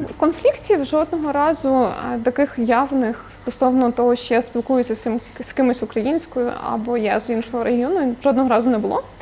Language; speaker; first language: Ukrainian; native; Ukrainian